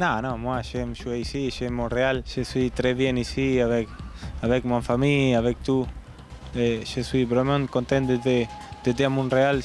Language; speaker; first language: French; non-native, learner; Spanish